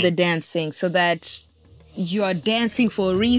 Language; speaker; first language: English; non-native, fluent; Kikuyu